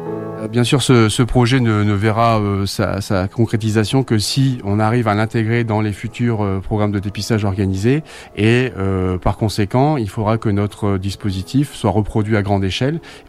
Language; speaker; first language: French; native; French